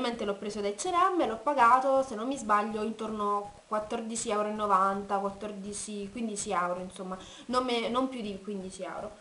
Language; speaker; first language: Italian; native; Italian